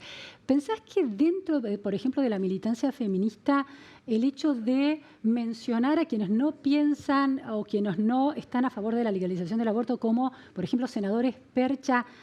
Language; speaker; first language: Spanish; native; Spanish